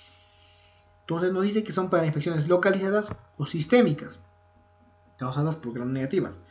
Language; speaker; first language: Spanish; native; Spanish